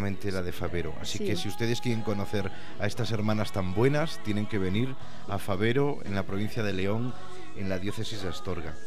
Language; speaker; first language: Spanish; native; Spanish